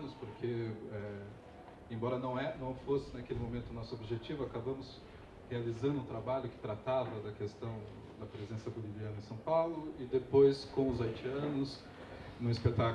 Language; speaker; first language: Portuguese; native; Portuguese